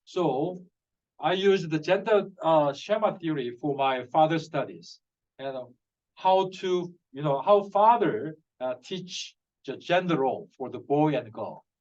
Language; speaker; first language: English; non-native, fluent; Korean